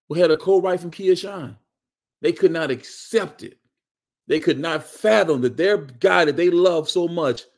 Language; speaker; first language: English; native; English